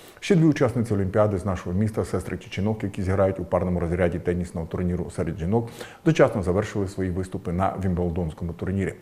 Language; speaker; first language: Ukrainian; native; Ukrainian